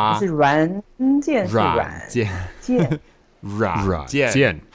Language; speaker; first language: Chinese; native; Chinese